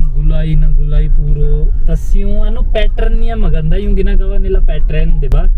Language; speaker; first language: Filipino; non-native, learner; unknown